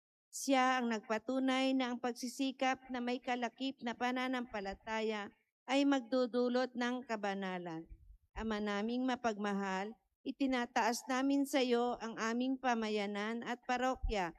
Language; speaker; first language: Filipino; native; Filipino